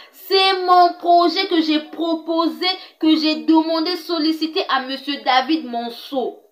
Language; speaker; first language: French; non-native, local second language; Lingala